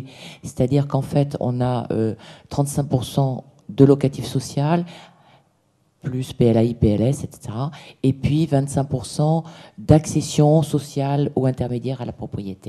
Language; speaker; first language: French; native; French